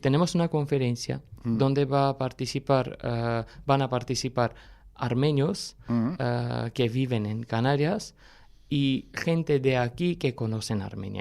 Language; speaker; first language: Spanish; non-native, fluent; Armenian